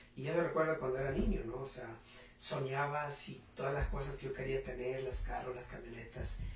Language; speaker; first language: Spanish; non-native, local second language; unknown